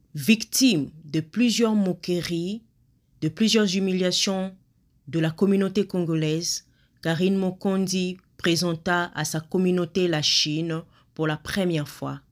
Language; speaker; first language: French; non-native, local second language; Lingala